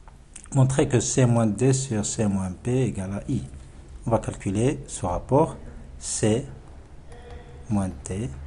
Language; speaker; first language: French; non-native, local second language; Arabic